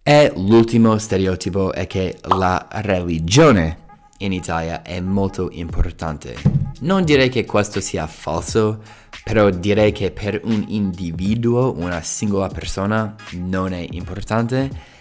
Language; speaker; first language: Italian; non-native, fluent; English